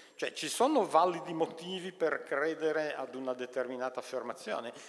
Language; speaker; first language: Italian; native; Italian